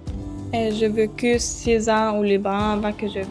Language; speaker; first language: French; early bilingual, other home language; Arabic